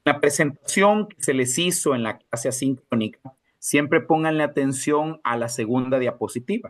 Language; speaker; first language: Spanish; native; Spanish